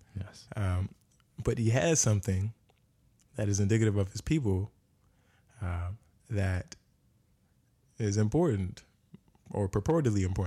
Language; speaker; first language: English; native; English